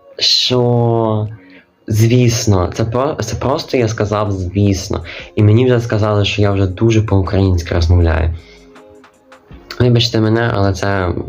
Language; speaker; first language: Ukrainian; non-native, local second language; Russian